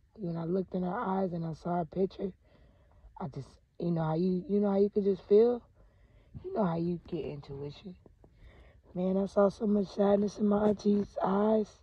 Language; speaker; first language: English; native; English